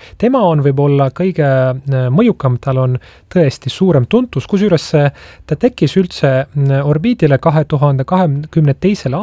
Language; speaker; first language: Estonian; native; Estonian